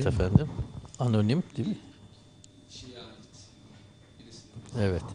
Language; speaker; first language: Turkish; native; Turkish